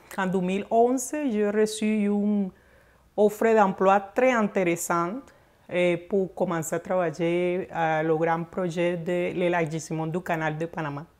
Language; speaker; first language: French; non-native, fluent; Spanish